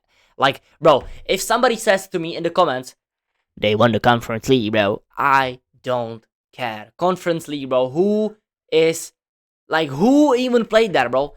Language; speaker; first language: English; non-native, fluent; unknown